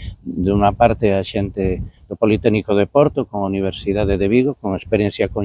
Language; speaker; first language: Galician; native; Galician